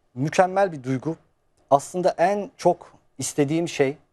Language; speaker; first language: Turkish; native; Turkish